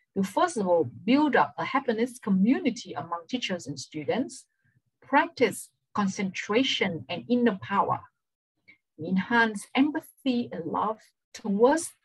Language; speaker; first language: English; non-native, fluent; Vietnamese